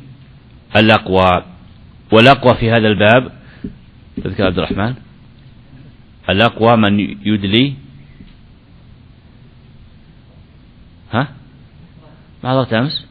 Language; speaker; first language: Arabic; native; Arabic